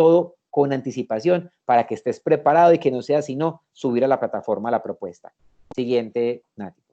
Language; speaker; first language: Spanish; native; Spanish